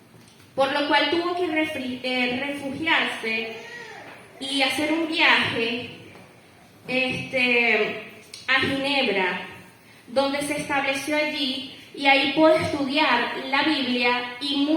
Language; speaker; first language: Spanish; native; Spanish